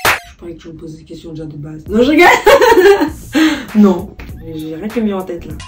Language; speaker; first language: French; native; French